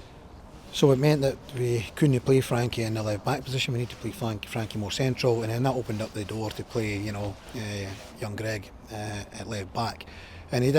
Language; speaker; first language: English; native; English